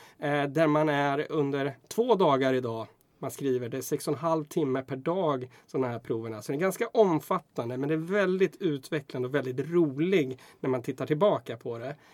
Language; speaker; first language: Swedish; native; Swedish